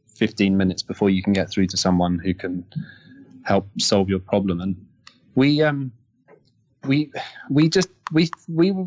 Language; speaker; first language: English; native; English